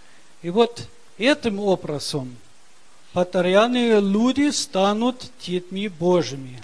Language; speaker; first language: Russian; early bilingual, heritage; Russian